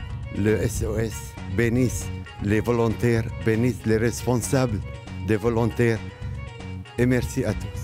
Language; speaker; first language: French; non-native, local second language; Arabic